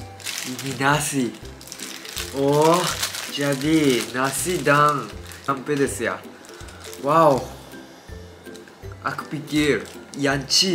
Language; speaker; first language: Indonesian; non-native, learner; Japanese